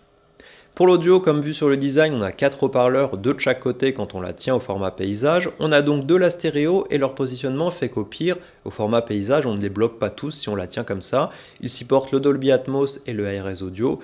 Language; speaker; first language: French; native; French